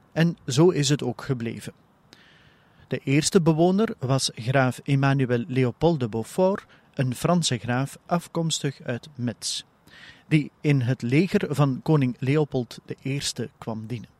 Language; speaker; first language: Dutch; native; Dutch